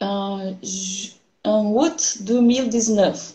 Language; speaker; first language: French; non-native, learner; Portuguese